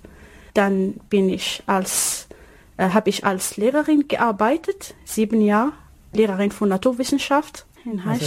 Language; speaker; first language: German; non-native, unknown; Arabic